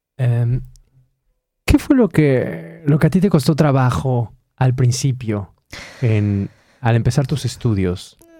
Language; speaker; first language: Spanish; native; Spanish